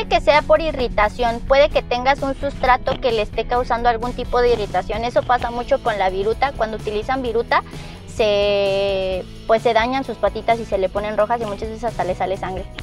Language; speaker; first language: Spanish; native; Spanish